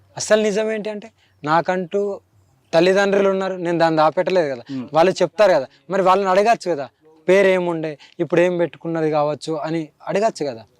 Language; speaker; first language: Telugu; native; Telugu